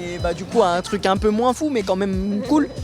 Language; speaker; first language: French; native; French